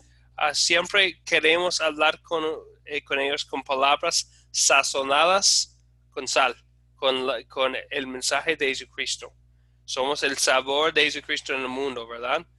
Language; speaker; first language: Spanish; non-native, fluent; English